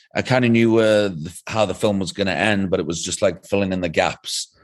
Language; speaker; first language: English; native; English